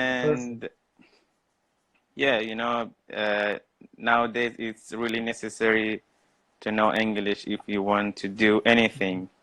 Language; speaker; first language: English; non-native, learner; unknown